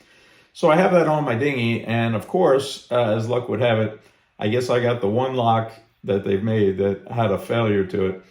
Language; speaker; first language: English; native; English